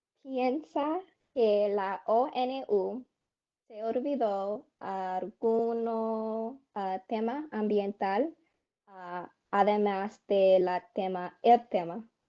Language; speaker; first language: Spanish; non-native, learner; English